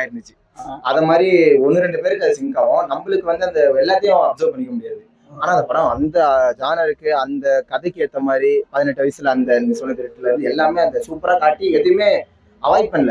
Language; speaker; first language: Tamil; native; Tamil